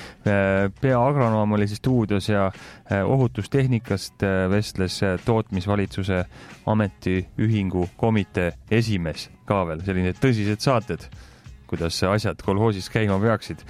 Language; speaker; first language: Estonian; native; Estonian